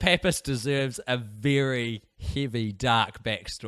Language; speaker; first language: English; native; English